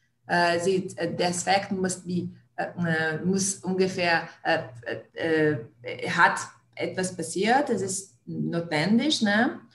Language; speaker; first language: German; non-native, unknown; Portuguese